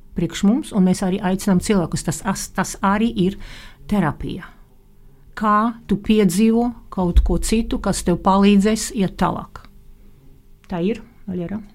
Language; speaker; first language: Latvian; non-native, local second language; Russian